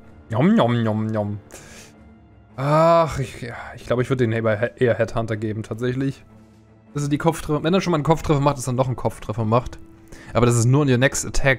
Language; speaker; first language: German; native; German